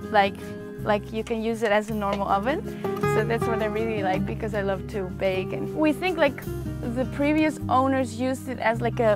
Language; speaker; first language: English; non-native, fluent; Dutch